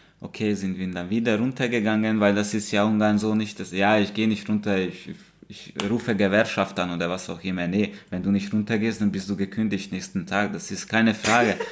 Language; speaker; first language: German; non-native, fluent; Hungarian